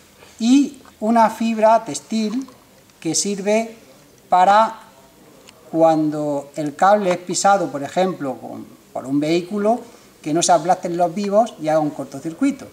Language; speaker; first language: Spanish; native; Spanish